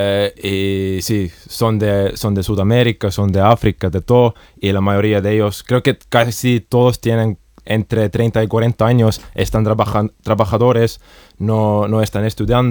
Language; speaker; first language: Spanish; non-native, fluent; Estonian